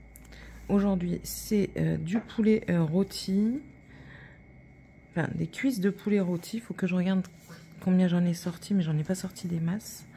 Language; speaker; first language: French; native; French